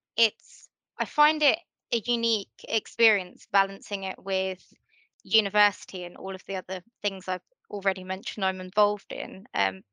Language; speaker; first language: English; native; English